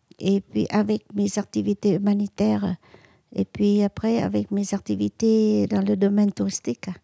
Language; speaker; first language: French; non-native, local second language; Vietnamese